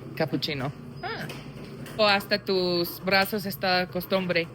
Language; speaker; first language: Spanish; non-native, learner; English